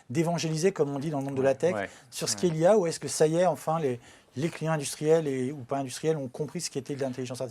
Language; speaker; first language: French; native; French